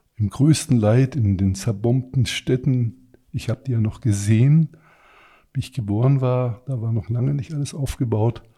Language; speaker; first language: German; non-native, fluent; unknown